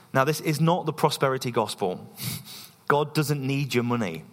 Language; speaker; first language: English; native; English